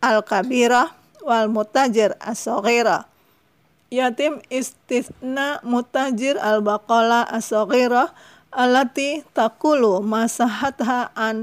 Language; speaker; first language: Arabic; non-native, fluent; Indonesian